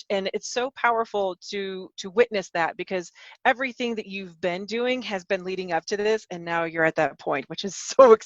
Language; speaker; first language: English; native; English